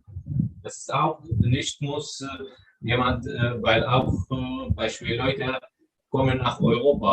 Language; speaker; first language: German; non-native, learner; Arabic